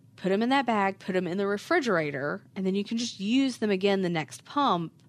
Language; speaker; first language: English; native; English